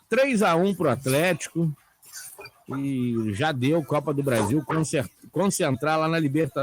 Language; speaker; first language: Portuguese; native; Portuguese